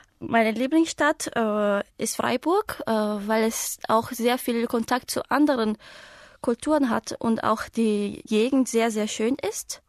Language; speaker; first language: German; non-native, fluent; Portuguese